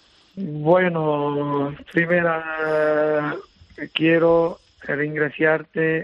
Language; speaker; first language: Spanish; non-native, learner; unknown